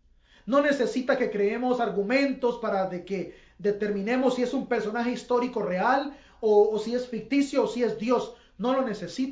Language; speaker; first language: Spanish; native; Spanish